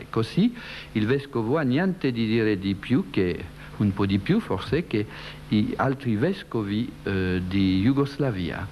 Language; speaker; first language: Italian; non-native, learner; French